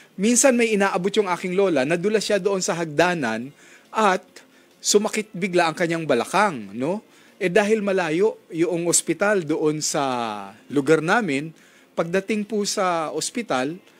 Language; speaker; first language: Filipino; non-native, local second language; Bikol